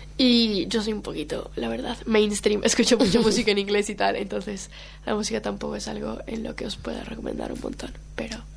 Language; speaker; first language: Spanish; non-native, local second language; Portuguese